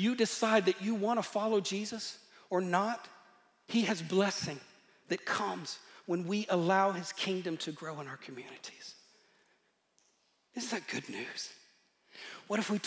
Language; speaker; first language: English; native; English